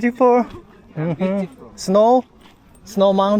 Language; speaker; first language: English; non-native, learner; Korean